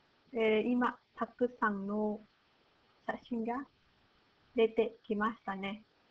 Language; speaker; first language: Japanese; non-native, learner; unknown